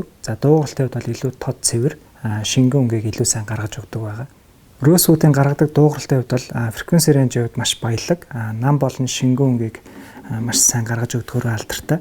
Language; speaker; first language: Mongolian; native; Mongolian